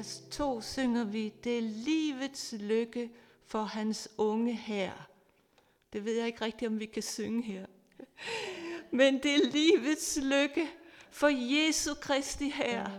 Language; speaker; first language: Danish; native; Danish